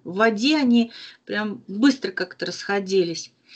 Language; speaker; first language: Russian; native; Russian